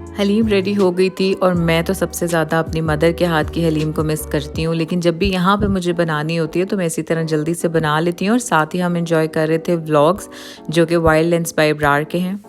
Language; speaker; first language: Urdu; native; Urdu